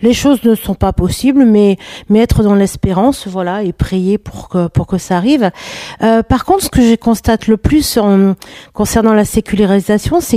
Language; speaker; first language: French; native; French